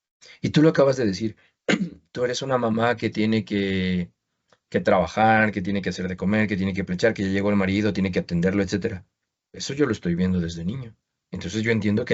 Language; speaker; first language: Spanish; native; Spanish